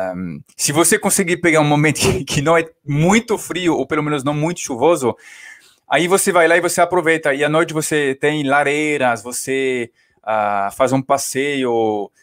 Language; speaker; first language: Portuguese; non-native, fluent; French